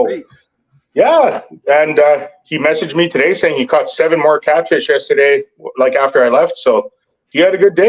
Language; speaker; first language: English; native; English